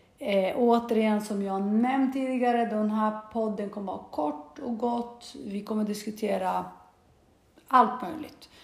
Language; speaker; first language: Swedish; early bilingual, other home language; Bosnian